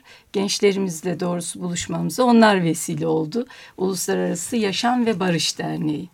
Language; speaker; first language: Turkish; native; Turkish